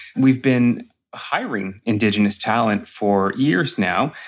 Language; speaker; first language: English; native; English